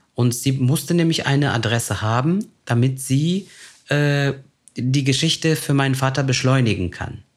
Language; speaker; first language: German; early bilingual, other home language; Turkish